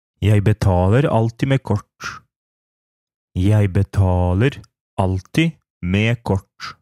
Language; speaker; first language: Norwegian; non-native, fluent; Polish